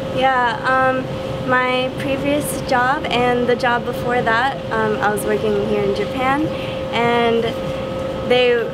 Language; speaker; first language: English; native; English